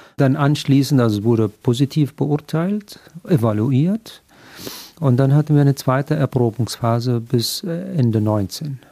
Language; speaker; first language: German; non-native, fluent; Arabic